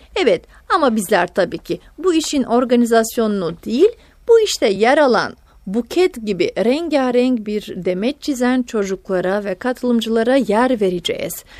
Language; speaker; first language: Turkish; native; Turkish